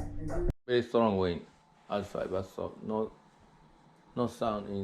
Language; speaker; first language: English; non-native, learner; Japanese